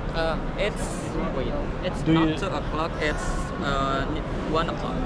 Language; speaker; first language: English; non-native, fluent; Indonesian